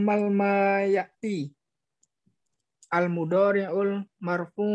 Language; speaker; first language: Arabic; non-native, learner; Indonesian